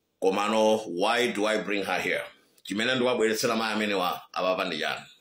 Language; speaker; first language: Nyanja; native; Nyanja